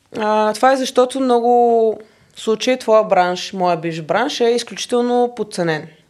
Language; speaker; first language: Bulgarian; native; Bulgarian